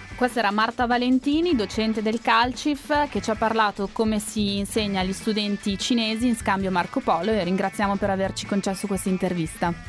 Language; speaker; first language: Italian; native; Italian